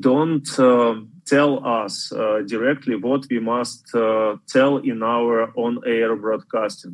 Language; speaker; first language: English; non-native, fluent; Ukrainian